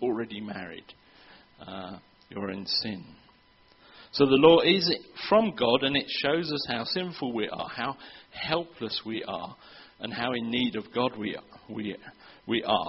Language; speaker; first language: English; native; English